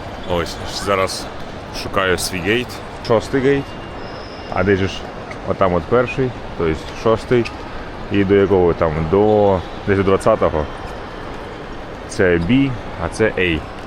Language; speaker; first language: Ukrainian; native; Ukrainian